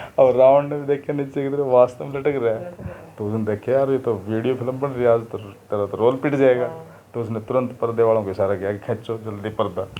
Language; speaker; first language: Hindi; native; Hindi